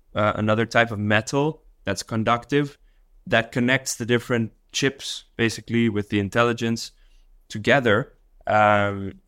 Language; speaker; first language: English; non-native, local second language; Dutch